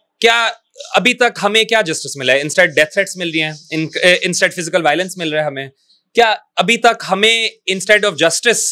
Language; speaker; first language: Urdu; non-native, local second language; Punjabi